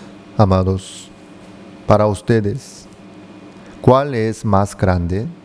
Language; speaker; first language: Spanish; non-native, fluent; Korean